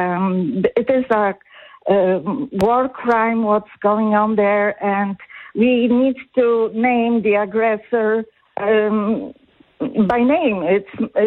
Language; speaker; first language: English; non-native, fluent; Polish